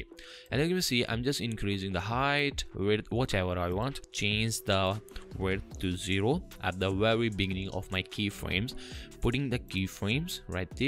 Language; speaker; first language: English; non-native, fluent; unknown